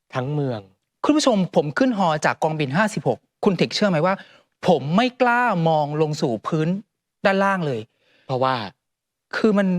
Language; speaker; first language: Thai; native; Thai